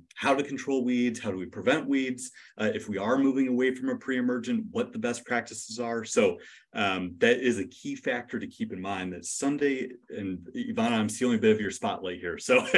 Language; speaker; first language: English; native; English